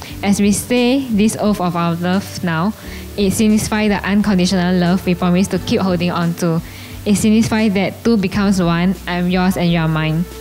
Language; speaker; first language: English; non-native, local second language; Chinese